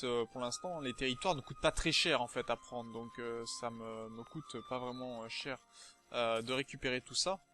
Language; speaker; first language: French; native; French